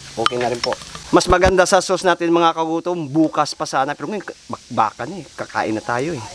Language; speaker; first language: Filipino; non-native, local second language; Kinaray-a